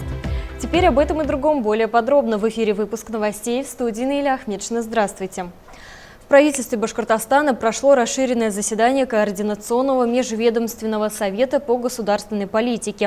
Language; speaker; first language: Russian; native; Russian